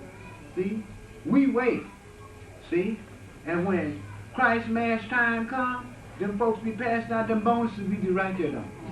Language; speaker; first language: English; native; English